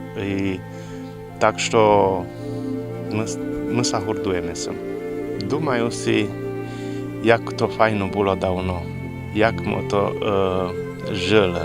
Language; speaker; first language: Ukrainian; early bilingual, heritage; Rusyn